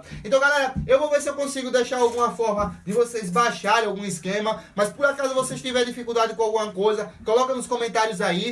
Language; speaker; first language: Portuguese; native; Portuguese